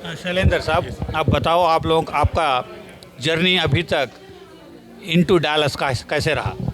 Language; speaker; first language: Hindi; non-native, local second language; Telugu